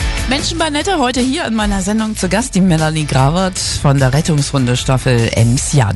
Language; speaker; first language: German; native; German